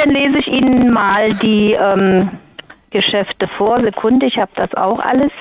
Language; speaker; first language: German; native; German